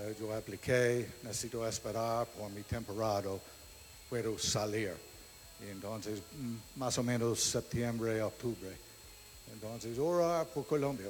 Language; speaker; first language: Spanish; non-native, learner; English